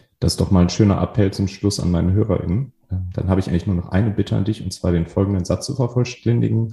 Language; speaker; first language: German; native; German